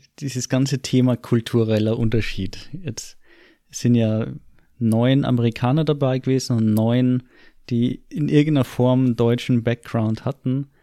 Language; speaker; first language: German; native; German